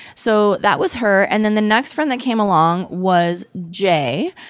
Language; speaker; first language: English; native; English